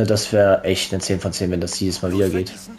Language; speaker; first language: German; native; German